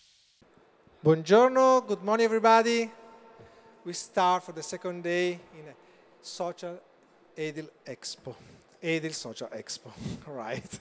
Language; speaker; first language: English; non-native, learner; Italian